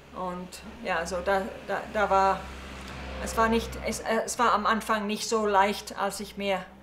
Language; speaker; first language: German; early bilingual, heritage; English